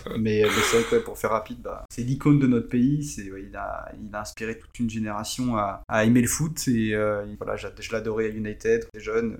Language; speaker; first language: French; early bilingual, other home language; Portuguese